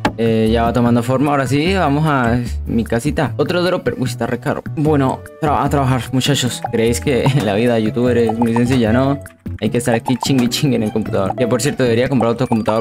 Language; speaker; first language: Spanish; native; Spanish